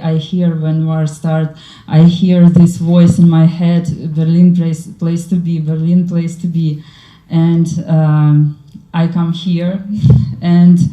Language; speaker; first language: English; non-native, learner; Ukrainian